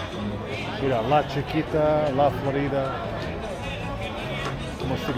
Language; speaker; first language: Spanish; non-native, learner; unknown